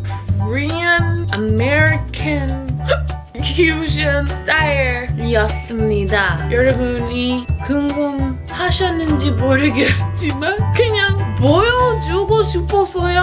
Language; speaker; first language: Korean; non-native, fluent; English